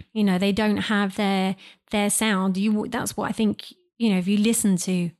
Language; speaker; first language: English; native; English